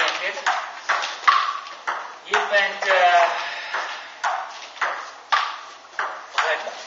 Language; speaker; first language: Dutch; non-native, learner; Chinese